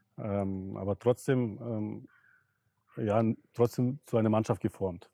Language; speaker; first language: German; early bilingual, other home language; Russian